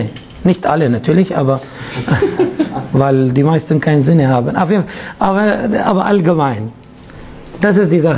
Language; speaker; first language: German; non-native, fluent; Arabic